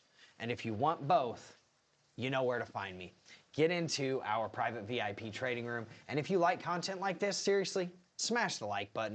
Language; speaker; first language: English; native; English